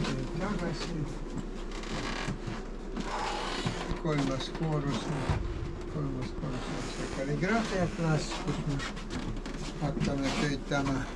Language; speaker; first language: Estonian; non-native, learner; Ukrainian